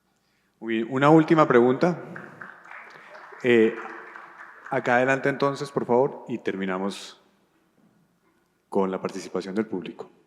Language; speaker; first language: Spanish; native; Spanish